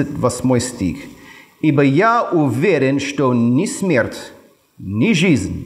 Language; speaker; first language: Russian; non-native, fluent; English